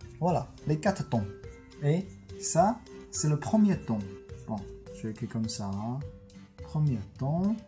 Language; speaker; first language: French; non-native, fluent; Chinese